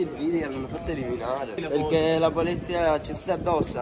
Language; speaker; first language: Italian; early bilingual, other home language; Arabic